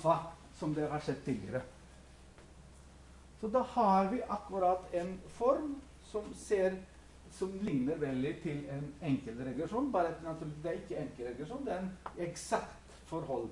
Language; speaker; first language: Norwegian; non-native, fluent; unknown